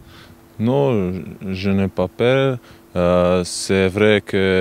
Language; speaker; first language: French; non-native, learner; Macedonian